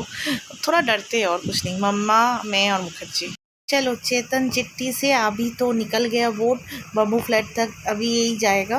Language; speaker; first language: Hindi; non-native, local second language; Bangla